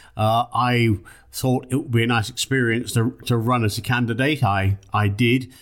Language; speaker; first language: English; native; English